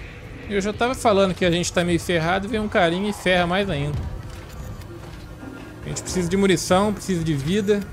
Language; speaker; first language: Portuguese; native; Portuguese